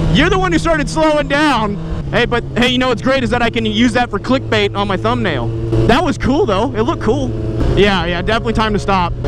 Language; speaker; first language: English; native; English